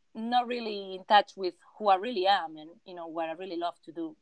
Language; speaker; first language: English; non-native, fluent; Spanish